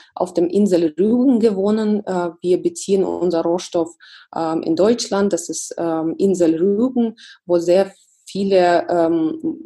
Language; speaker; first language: German; non-native, fluent; Russian